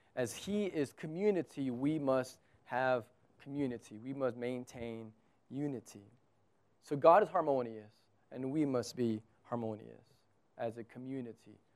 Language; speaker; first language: English; native; English